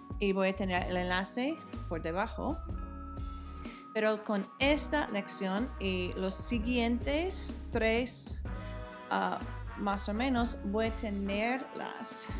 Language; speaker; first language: Spanish; non-native, fluent; English